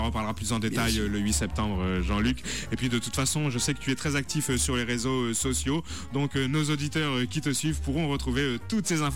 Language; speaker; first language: French; native; French